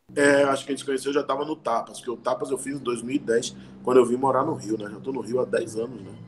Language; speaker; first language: Portuguese; native; Portuguese